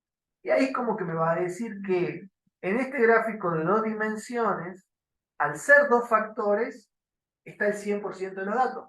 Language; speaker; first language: Spanish; native; Spanish